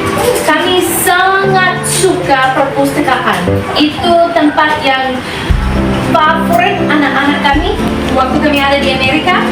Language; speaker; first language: Indonesian; non-native, fluent; English